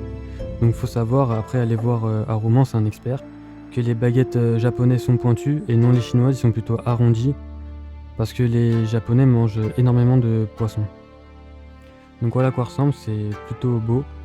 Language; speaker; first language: French; native; French